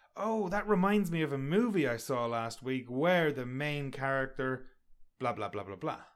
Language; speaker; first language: English; native; English